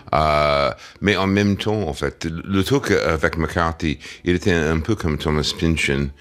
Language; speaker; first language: French; non-native, fluent; English